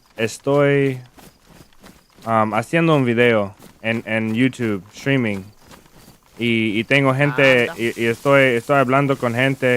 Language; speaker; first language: Spanish; non-native, learner; English